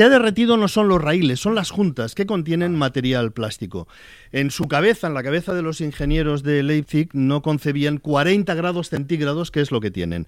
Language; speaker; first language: Spanish; native; Spanish